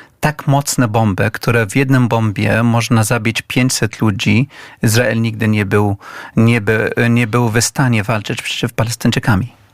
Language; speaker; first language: Polish; non-native, learner; Arabic